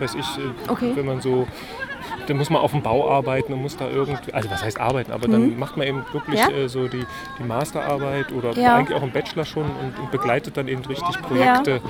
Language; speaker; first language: German; native; German